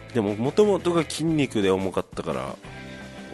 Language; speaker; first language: Japanese; native; Japanese